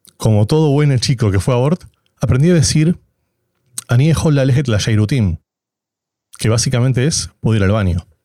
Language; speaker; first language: Spanish; native; Spanish